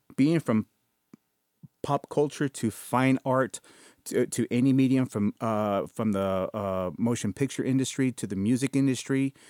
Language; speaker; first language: English; early bilingual, other home language; Spanish